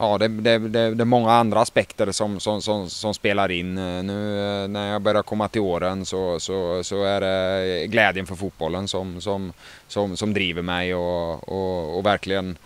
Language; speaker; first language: Swedish; native; Swedish